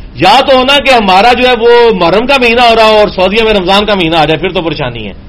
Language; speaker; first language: Urdu; non-native, local second language; Punjabi